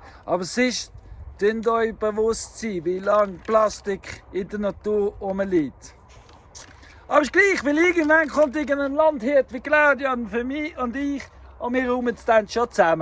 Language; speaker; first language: German; native; German